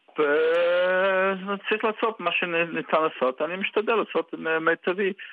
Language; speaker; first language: Hebrew; non-native, fluent; Yiddish